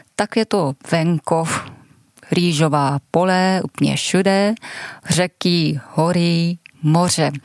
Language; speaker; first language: Czech; non-native, fluent; Japanese